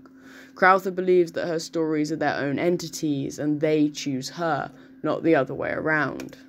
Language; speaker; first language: English; native; English